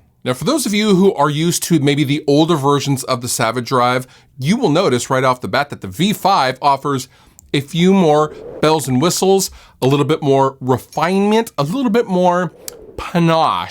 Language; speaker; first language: English; native; English